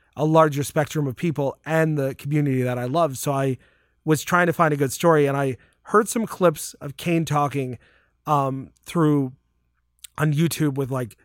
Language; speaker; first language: English; native; English